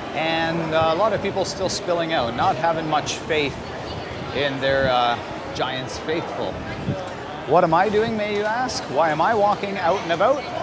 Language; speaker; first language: English; native; English